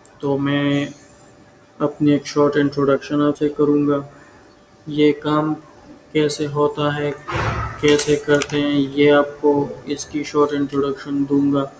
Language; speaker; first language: Urdu; non-native, local second language; Pashto